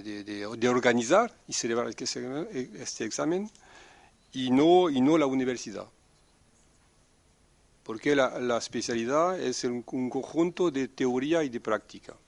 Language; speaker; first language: Spanish; non-native, fluent; French